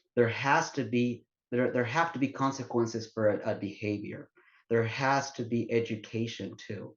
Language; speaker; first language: English; non-native, fluent; Spanish